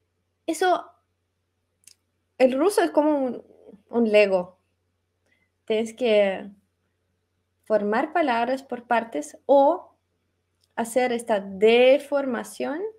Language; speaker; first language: Spanish; non-native, fluent; Russian